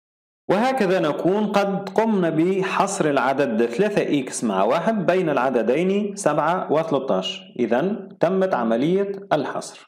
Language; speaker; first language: Arabic; native; Arabic